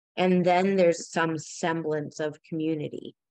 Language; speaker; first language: English; native; English